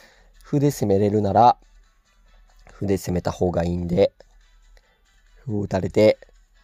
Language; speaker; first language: Japanese; native; Japanese